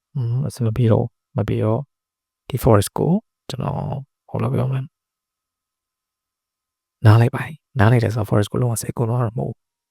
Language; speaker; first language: Burmese; native; Burmese